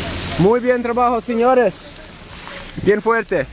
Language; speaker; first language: Spanish; non-native, learner; English